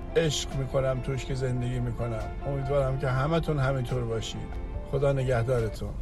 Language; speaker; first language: Persian; native; Persian